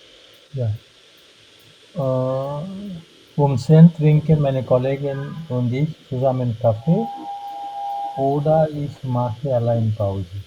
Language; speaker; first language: German; non-native, fluent; Bangla